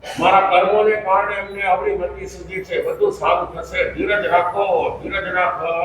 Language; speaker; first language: Gujarati; non-native, local second language; Kachhi